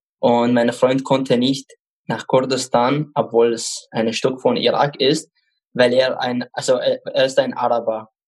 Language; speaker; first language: German; non-native, fluent; Arabic